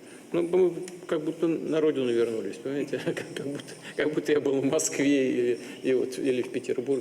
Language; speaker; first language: Russian; native; Russian